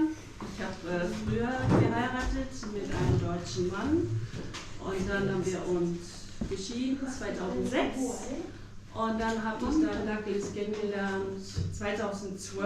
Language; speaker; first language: German; non-native, fluent; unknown